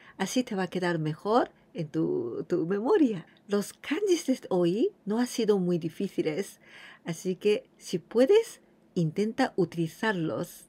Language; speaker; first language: Spanish; non-native, fluent; Japanese